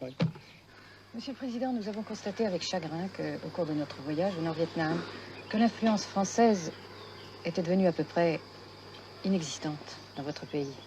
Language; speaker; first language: French; native; French